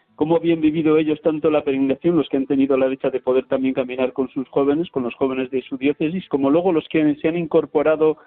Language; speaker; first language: Spanish; native; Spanish